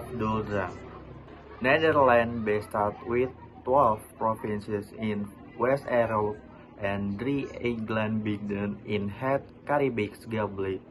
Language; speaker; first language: Dutch; non-native, learner; Indonesian